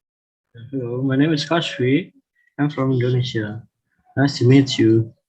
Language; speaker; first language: English; non-native, learner; Indonesian